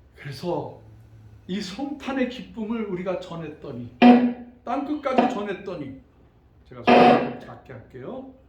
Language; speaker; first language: Korean; native; Korean